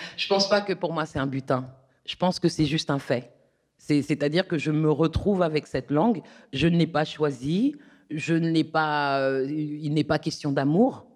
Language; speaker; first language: French; native; French